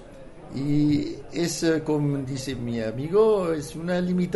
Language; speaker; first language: Spanish; non-native, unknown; French